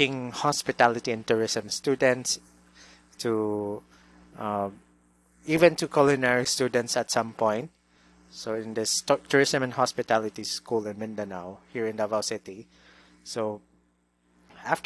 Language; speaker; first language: English; non-native, local second language; Cebuano